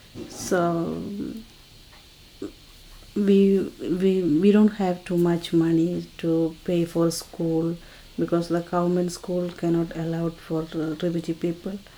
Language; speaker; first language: English; non-native, learner; Tamil